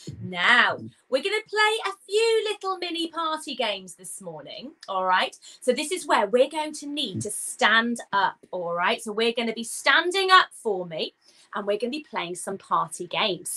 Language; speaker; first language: English; native; English